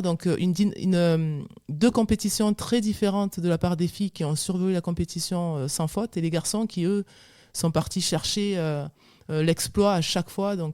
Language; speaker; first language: French; native; French